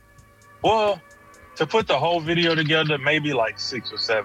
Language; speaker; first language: English; native; English